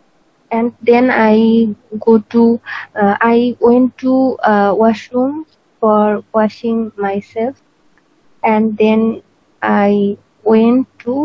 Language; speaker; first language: English; non-native, learner; Bangla